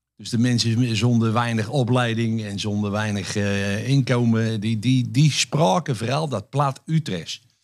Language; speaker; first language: Dutch; native; Dutch